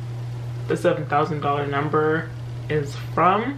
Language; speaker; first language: English; native; English